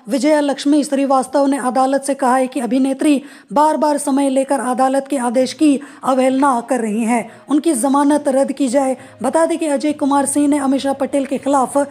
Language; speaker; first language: Hindi; native; Hindi